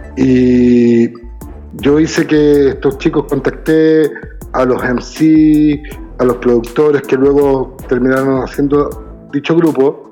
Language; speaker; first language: Spanish; native; Spanish